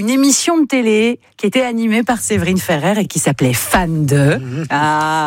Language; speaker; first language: French; native; French